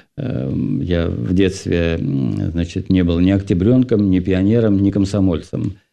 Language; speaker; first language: Russian; non-native, local second language; Finnish